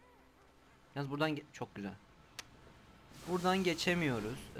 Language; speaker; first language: Turkish; native; Turkish